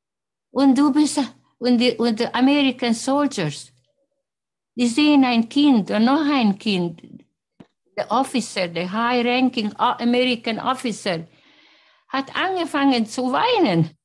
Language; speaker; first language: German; non-native, learner; Hungarian